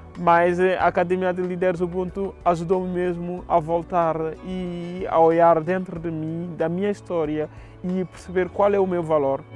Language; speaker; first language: Portuguese; non-native, fluent; Fula